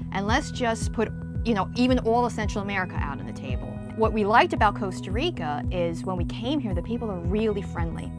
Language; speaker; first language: English; native; English